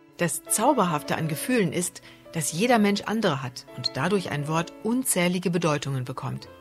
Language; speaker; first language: German; native; German